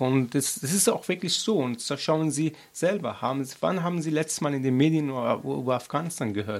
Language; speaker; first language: German; non-native, learner; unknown